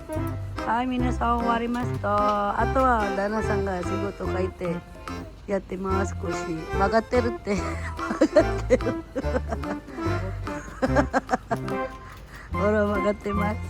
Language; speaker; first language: Japanese; non-native, learner; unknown